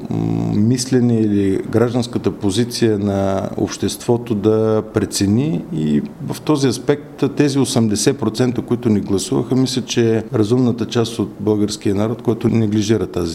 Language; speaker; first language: Bulgarian; native; Bulgarian